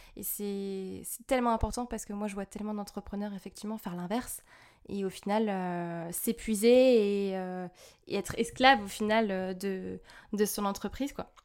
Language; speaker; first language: French; native; French